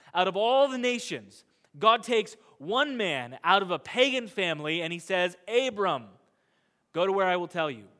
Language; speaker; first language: English; native; English